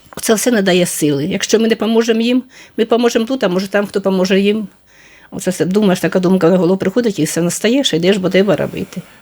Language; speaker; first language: Ukrainian; native; Ukrainian